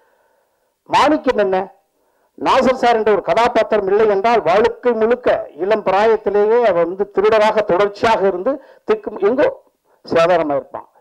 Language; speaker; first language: Tamil; native; Tamil